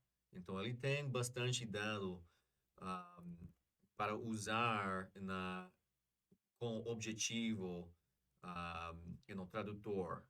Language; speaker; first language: Portuguese; non-native, learner; English